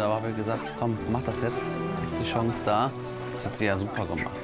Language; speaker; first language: German; native; German